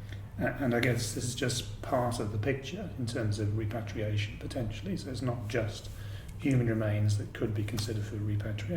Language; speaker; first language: English; native; English